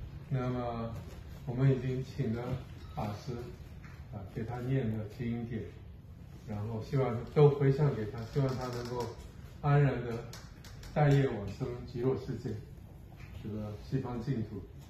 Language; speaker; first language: Chinese; native; Chinese